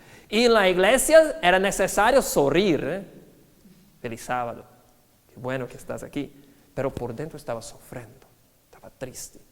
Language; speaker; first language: Spanish; non-native, fluent; Portuguese